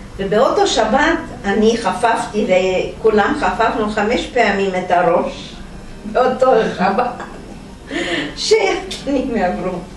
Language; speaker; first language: Hebrew; non-native, fluent; Romanian